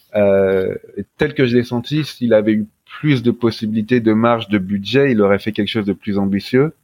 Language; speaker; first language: French; native; French